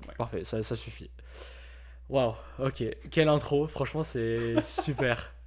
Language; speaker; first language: French; native; French